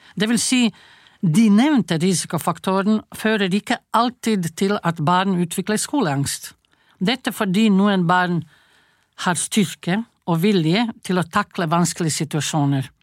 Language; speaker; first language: Norwegian; non-native, fluent; Croatian